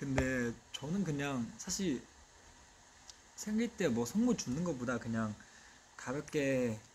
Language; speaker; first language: Korean; non-native, fluent; Chinese